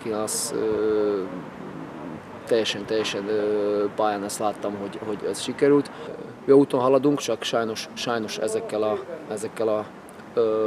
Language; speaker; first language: Hungarian; non-native, fluent; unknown